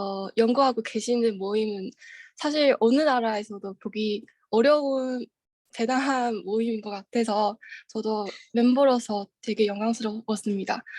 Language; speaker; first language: Korean; non-native, fluent; Chinese